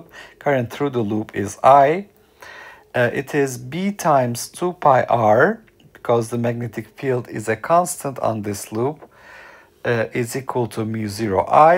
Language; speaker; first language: English; non-native, fluent; Turkish